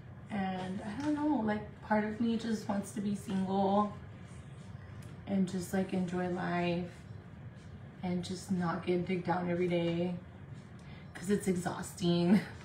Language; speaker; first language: English; early bilingual, other home language; Spanish